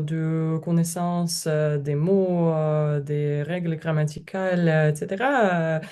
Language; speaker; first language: French; non-native, learner; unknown